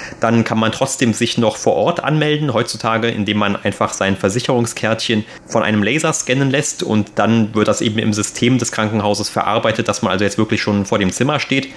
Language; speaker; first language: German; native; German